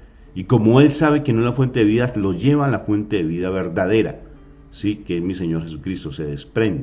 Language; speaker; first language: Spanish; native; Spanish